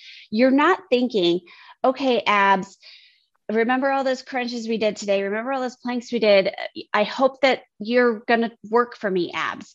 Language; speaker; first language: English; native; English